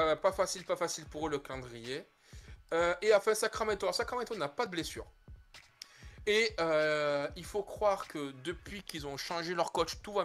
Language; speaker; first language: French; native; French